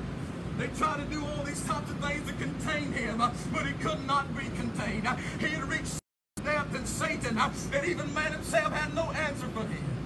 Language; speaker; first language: English; native; English